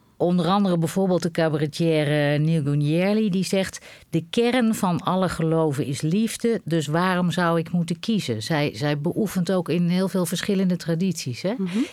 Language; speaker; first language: Dutch; native; Dutch